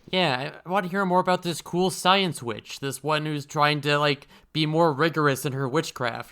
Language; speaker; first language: English; native; English